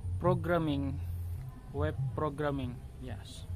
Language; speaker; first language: English; non-native, learner; Indonesian